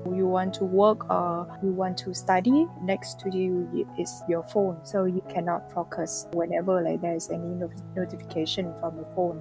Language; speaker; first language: English; non-native, fluent; Vietnamese